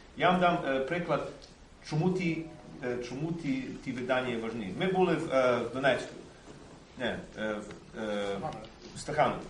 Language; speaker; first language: Ukrainian; early bilingual, heritage; Ukrainian